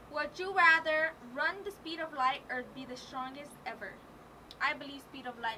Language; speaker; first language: English; early bilingual, other home language; Spanish